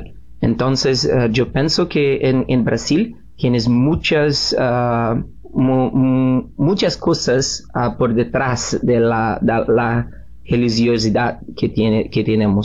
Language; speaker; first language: Spanish; non-native, learner; Portuguese